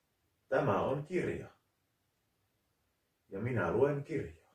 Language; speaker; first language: Finnish; native; Finnish